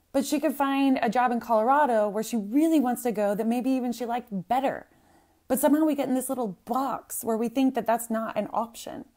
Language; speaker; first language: English; native; English